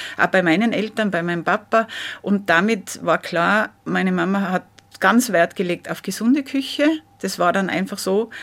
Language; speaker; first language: German; native; German